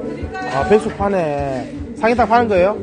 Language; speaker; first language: Korean; native; Korean